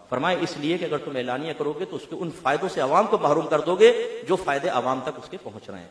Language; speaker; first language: Urdu; native; Urdu